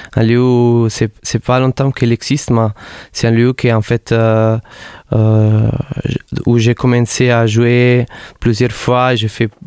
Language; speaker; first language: French; non-native, learner; Italian